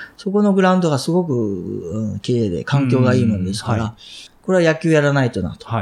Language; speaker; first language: Japanese; native; Japanese